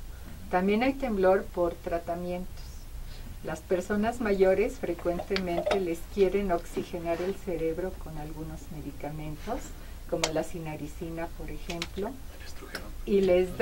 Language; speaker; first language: Spanish; native; Spanish